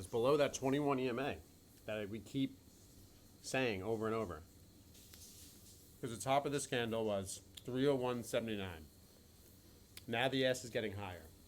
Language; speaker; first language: English; native; English